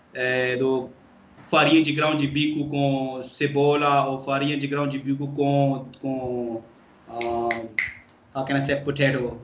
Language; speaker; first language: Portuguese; non-native, learner; Urdu